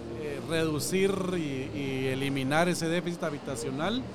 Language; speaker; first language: Spanish; native; Spanish